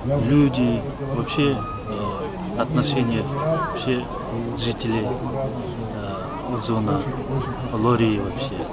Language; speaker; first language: Russian; non-native, local second language; Kazakh